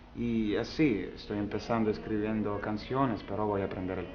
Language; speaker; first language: Spanish; non-native, learner; Italian